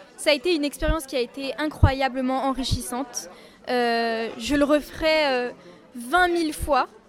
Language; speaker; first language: French; native; French